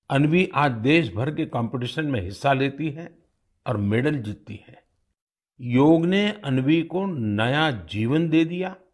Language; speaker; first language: Hindi; non-native, local second language; Gujarati